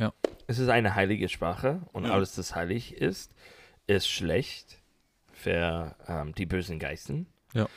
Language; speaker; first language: German; non-native, learner; English